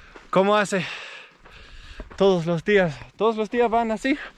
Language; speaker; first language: Spanish; non-native, learner; English